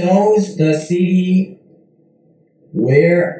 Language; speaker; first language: English; non-native, learner; Korean